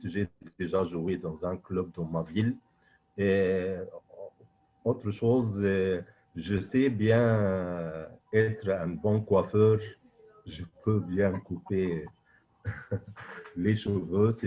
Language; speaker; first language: French; non-native, fluent; Arabic